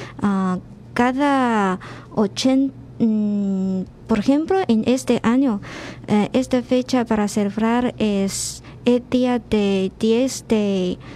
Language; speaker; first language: Spanish; non-native, learner; Chinese